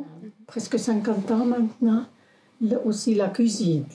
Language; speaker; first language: French; non-native, local second language; German